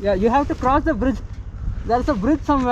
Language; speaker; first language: English; non-native, local second language; Hindi